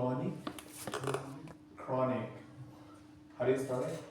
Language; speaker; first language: English; non-native, fluent; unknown